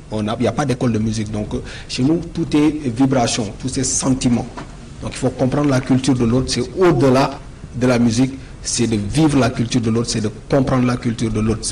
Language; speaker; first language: French; non-native, local second language; Wolof